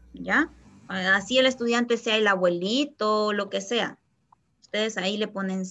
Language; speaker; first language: Spanish; native; Spanish